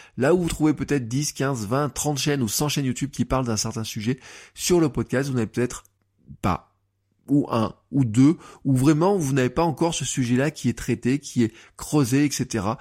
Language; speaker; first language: French; native; French